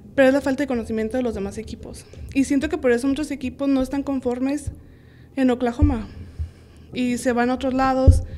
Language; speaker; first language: Spanish; early bilingual, heritage; Spanish